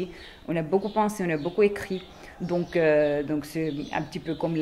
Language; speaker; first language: French; non-native, fluent; Spanish